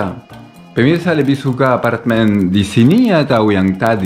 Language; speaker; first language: Indonesian; non-native, fluent; Croatian